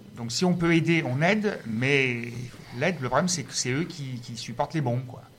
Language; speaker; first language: French; native; French